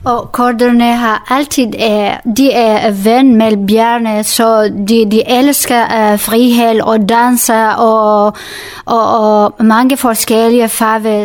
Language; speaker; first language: Danish; non-native, learner; Kurdish